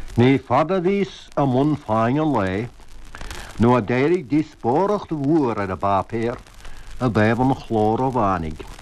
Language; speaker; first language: Irish; native; Irish